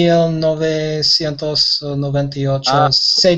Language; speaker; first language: Spanish; non-native, learner; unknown